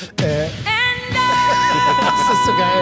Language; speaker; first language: German; native; German